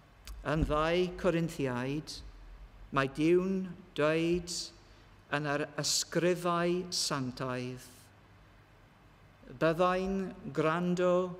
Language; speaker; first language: Welsh; non-native, learner; English